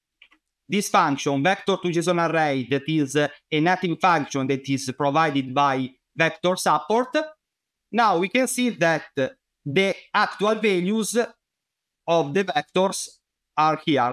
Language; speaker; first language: English; non-native, fluent; Italian